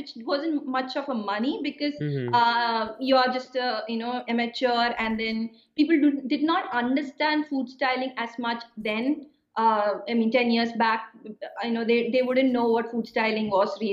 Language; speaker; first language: English; non-native, local second language; Malayalam